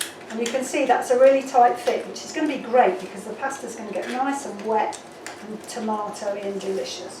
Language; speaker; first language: English; native; English